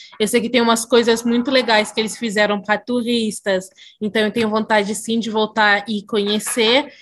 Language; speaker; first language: Portuguese; early bilingual, other home language; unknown